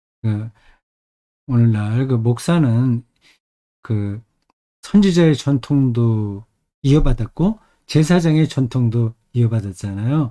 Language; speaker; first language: Korean; native; Korean